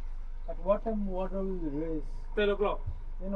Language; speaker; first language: English; non-native, learner; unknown